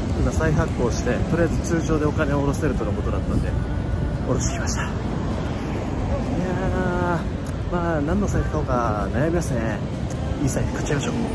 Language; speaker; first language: Japanese; native; Japanese